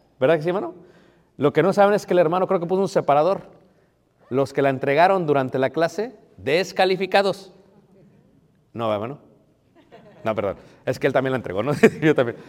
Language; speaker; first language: Spanish; early bilingual, heritage; Spanish